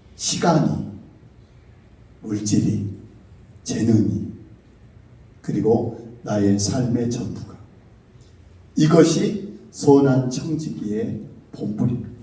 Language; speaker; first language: Korean; native; Korean